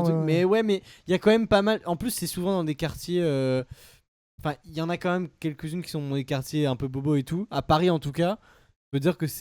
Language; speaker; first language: French; native; French